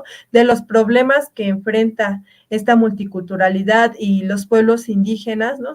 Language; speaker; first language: Spanish; native; Spanish